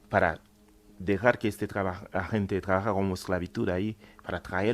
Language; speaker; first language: Spanish; non-native, fluent; Haitian Creole